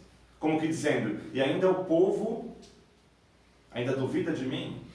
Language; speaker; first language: Portuguese; native; Portuguese